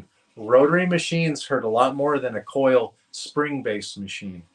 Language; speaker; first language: English; native; English